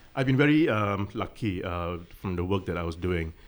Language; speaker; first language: English; non-native, local second language; Tamil